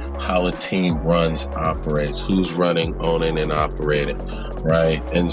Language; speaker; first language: English; native; English